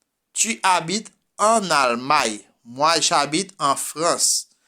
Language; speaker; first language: French; non-native, fluent; Spanish